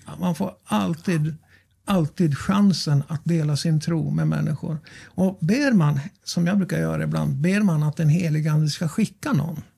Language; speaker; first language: Swedish; native; Swedish